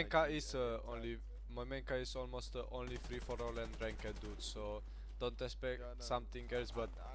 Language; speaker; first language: English; non-native, fluent; German